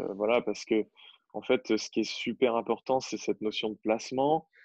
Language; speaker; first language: French; native; French